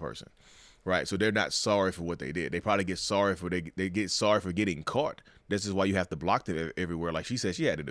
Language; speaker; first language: English; native; English